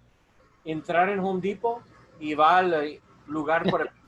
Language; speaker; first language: Spanish; non-native, learner; English